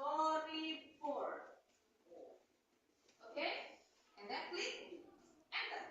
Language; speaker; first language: English; non-native, learner; Indonesian